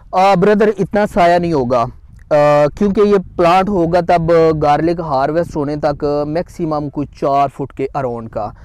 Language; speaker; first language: Urdu; native; Urdu